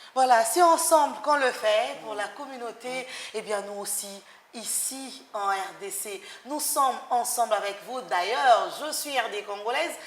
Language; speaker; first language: French; non-native, local second language; Lingala